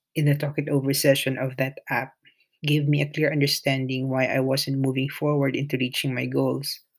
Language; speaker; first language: English; non-native, local second language; Filipino